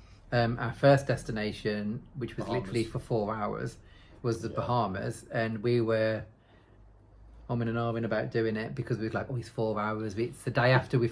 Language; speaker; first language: English; native; English